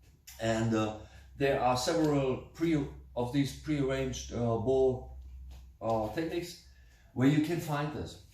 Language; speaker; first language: English; non-native, fluent; German